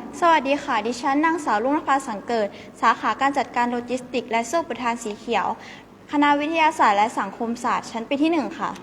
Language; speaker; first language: Thai; native; Thai